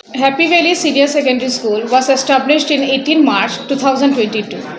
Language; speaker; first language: English; non-native, local second language; Sylheti